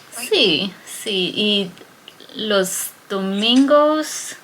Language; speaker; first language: Spanish; non-native, learner; English